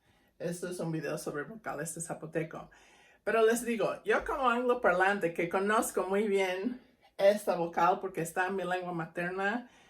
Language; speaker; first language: Spanish; non-native, fluent; English